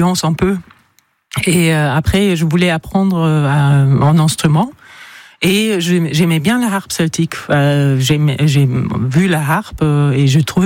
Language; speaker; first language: French; non-native, fluent; German